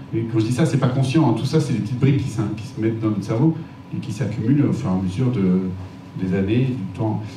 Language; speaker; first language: French; native; French